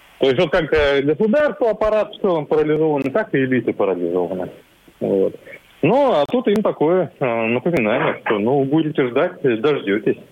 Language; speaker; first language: Russian; native; Russian